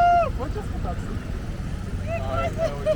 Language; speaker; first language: Portuguese; non-native, learner; Russian